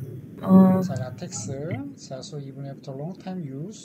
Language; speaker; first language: Korean; native; Korean